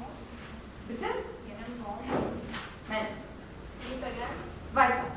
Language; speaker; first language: German; non-native, fluent; Arabic